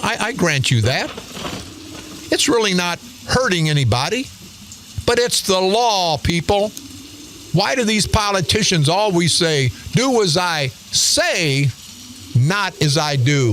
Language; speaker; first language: English; native; English